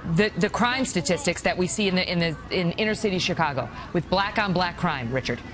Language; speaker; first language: English; native; English